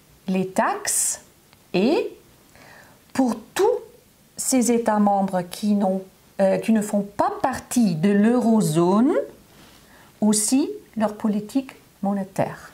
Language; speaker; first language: French; non-native, fluent; German